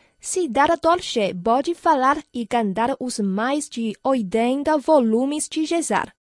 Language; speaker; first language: Portuguese; non-native, fluent; Chinese